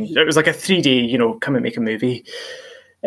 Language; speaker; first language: English; native; English